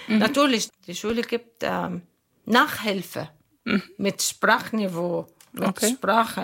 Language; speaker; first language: German; non-native, learner; Arabic